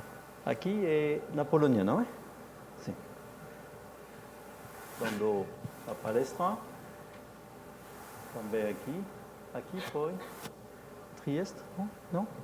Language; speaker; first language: Portuguese; non-native, fluent; French